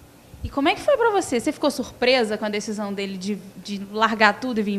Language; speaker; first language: Portuguese; native; Portuguese